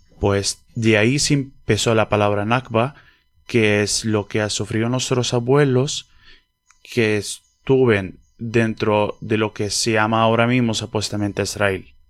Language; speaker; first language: Spanish; non-native, fluent; Arabic